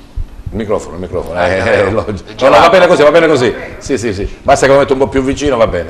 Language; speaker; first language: Italian; native; Italian